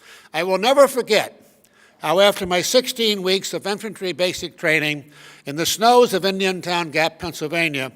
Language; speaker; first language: English; native; English